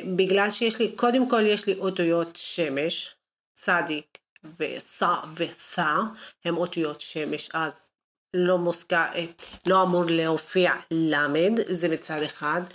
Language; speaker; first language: Hebrew; non-native, local second language; Arabic